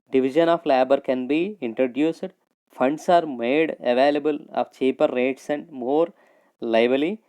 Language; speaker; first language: English; non-native, local second language; Telugu